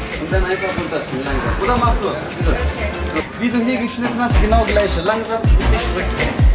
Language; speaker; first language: German; non-native, fluent; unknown